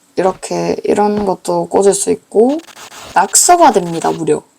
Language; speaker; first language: Korean; native; Korean